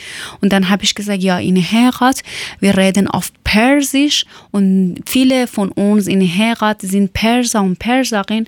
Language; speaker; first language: German; non-native, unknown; Persian